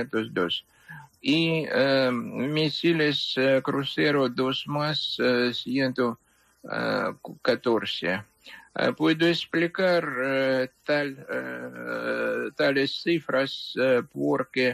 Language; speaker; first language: Spanish; non-native, fluent; Ukrainian